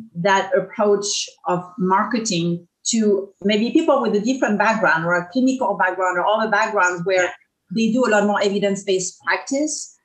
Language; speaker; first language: English; non-native, fluent; French